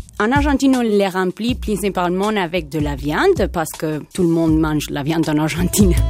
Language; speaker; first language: French; non-native, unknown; Spanish